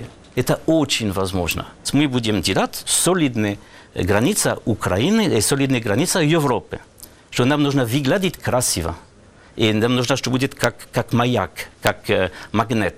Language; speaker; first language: Russian; non-native, learner; French